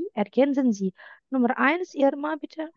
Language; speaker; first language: German; non-native, fluent; Indonesian